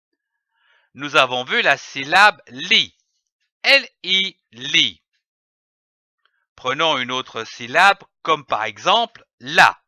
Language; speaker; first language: French; native; French